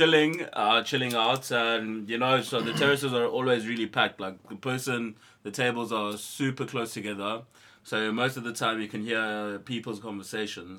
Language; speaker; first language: English; non-native, local second language; Xhosa